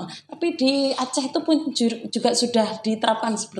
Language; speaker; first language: Indonesian; non-native, local second language; Javanese